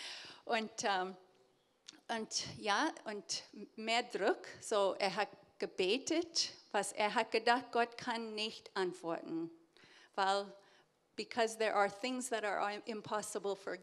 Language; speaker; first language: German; early bilingual, heritage; English